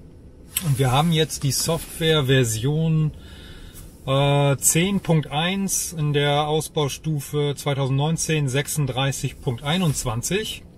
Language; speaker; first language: German; native; German